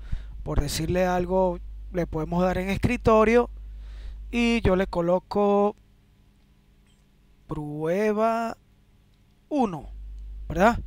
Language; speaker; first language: Spanish; native; Spanish